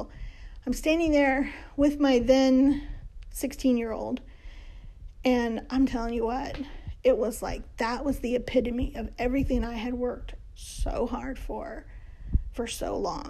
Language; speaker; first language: English; native; English